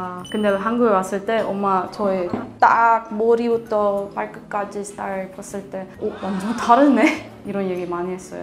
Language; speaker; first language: Korean; non-native, learner; Swedish